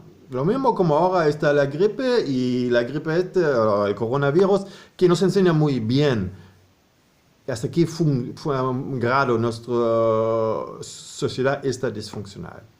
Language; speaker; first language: Spanish; non-native, fluent; German